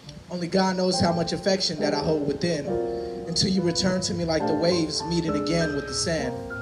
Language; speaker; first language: English; native; English